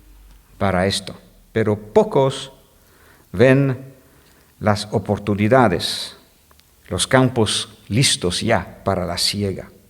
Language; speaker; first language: Spanish; non-native, fluent; French